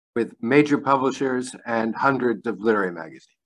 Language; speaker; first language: English; native; English